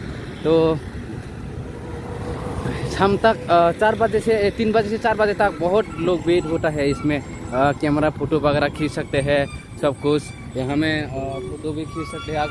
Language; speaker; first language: Hindi; non-native, local second language; Kok Borok